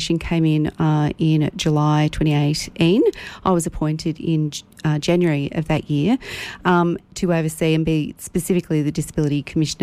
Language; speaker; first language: English; native; English